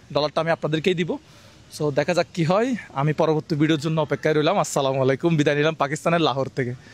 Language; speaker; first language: Bangla; native; Bangla